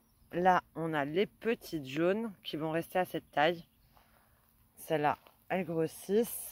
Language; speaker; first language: French; native; French